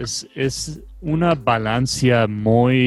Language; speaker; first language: Spanish; non-native, fluent; English